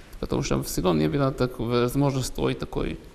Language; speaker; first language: Russian; non-native, learner; Hebrew